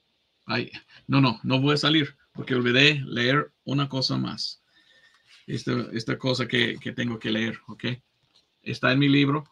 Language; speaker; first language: Spanish; non-native, fluent; English